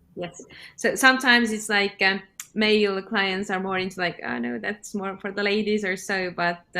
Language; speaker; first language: English; non-native, fluent; Estonian